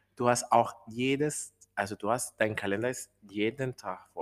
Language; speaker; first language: German; non-native, fluent; Spanish